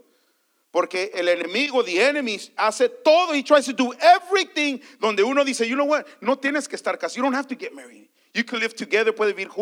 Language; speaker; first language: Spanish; early bilingual, heritage; Spanish